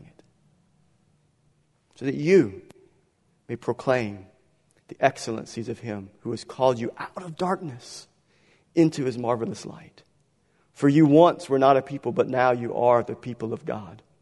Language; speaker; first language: English; native; English